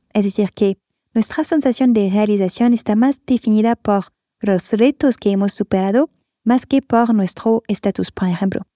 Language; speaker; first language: Spanish; non-native, fluent; French